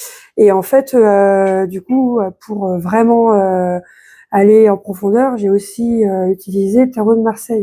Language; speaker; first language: French; native; French